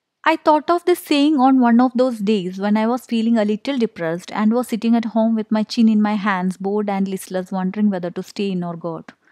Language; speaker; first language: English; non-native, local second language; Malayalam